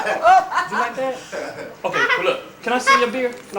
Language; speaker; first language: English; native; English